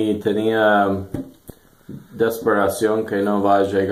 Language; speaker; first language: Spanish; non-native, learner; English